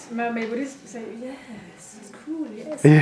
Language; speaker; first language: English; non-native, fluent; French